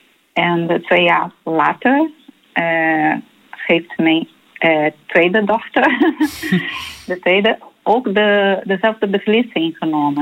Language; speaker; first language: Dutch; non-native, fluent; Portuguese